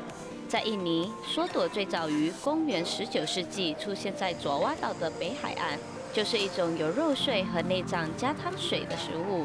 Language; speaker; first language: Chinese; non-native, local second language; Indonesian